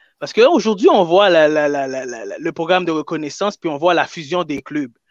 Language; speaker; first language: French; native; French